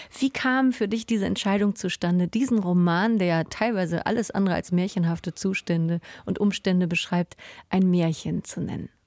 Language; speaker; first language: German; native; German